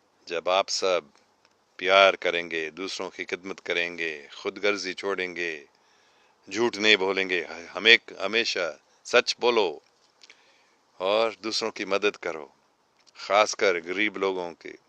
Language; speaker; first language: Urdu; non-native, fluent; English